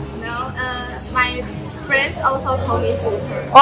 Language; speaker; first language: English; non-native, learner; Chinese